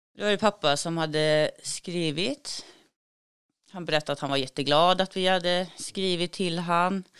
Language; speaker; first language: Swedish; native; Swedish